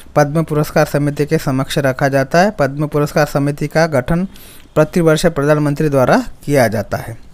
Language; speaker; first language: Hindi; non-native, local second language; Marathi